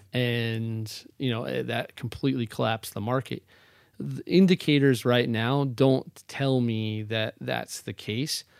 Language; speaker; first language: English; native; English